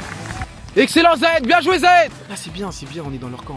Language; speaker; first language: French; native; French